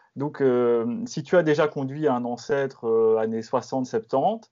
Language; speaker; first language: French; native; French